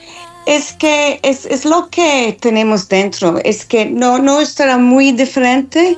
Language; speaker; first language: Spanish; non-native, fluent; English